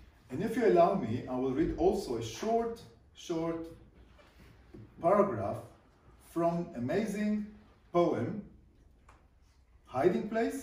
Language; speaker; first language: English; non-native, fluent; Hebrew